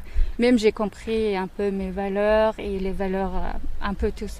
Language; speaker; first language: French; non-native, learner; Mongolian